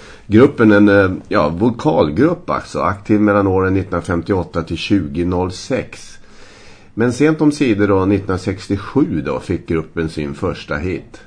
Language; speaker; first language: Swedish; native; Swedish